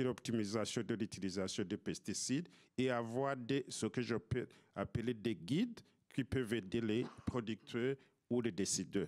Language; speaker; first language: French; non-native, fluent; Spanish